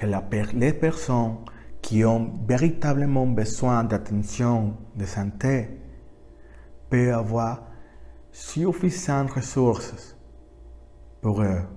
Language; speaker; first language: French; non-native, learner; Spanish